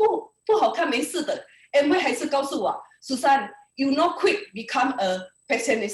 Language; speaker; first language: Chinese; early bilingual, heritage; Indonesian